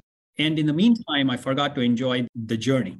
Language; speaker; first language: English; non-native, local second language; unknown